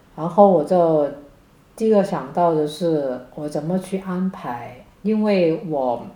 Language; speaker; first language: Chinese; non-native, local second language; Cantonese